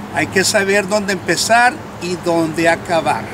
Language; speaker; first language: Spanish; early bilingual, heritage; Spanish